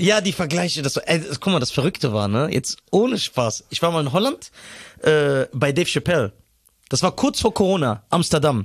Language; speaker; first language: German; early bilingual, other home language; Arabic